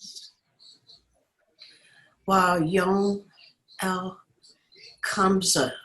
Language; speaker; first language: Arabic; non-native, learner; English